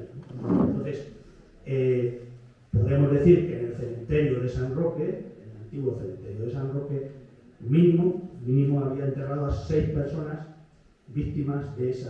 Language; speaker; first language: Spanish; native; Spanish